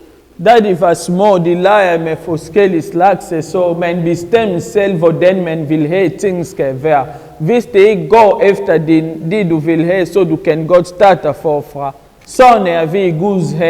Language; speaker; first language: Danish; non-native, learner; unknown